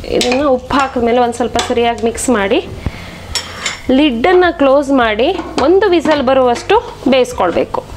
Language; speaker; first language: Kannada; non-native, local second language; Konkani